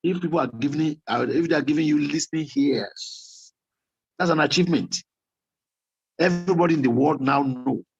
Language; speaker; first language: English; non-native, local second language; Yoruba